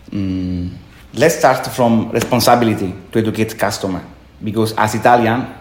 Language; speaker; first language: English; non-native, fluent; Italian